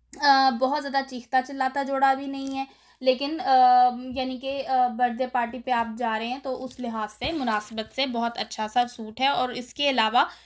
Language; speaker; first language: Urdu; native; Urdu